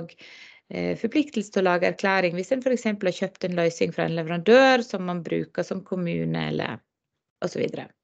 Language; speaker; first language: Norwegian; native; Norwegian